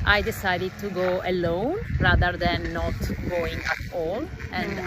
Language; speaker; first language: English; non-native, fluent; Italian